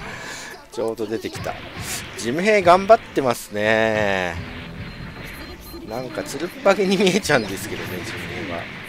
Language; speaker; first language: Japanese; native; Japanese